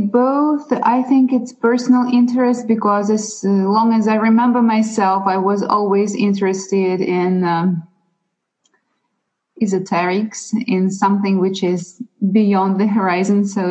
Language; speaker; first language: English; non-native, fluent; Russian